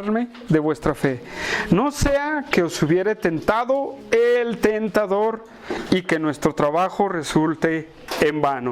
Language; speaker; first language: Spanish; native; Spanish